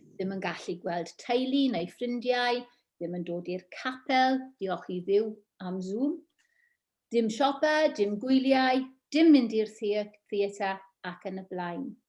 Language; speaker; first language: Welsh; non-native, local second language; English